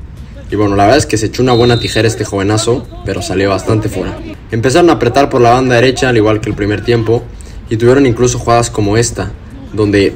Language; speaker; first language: Spanish; native; Spanish